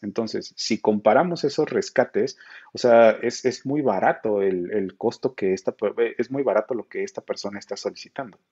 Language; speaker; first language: Spanish; native; Spanish